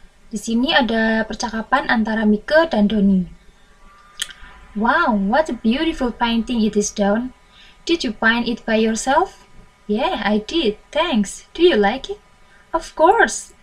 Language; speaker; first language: English; non-native, learner; Indonesian